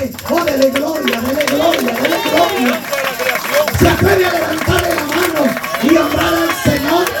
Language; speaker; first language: Spanish; native; Spanish